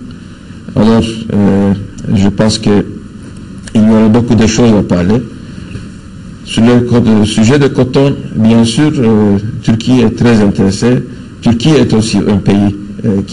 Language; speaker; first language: French; non-native, fluent; Turkish